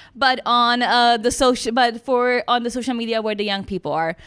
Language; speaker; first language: English; non-native, fluent; Czech